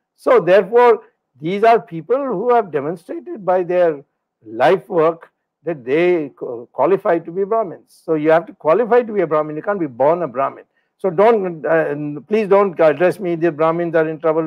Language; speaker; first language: English; non-native, local second language; Tamil